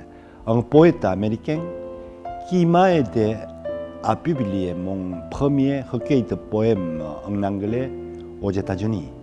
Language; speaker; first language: French; non-native, fluent; Korean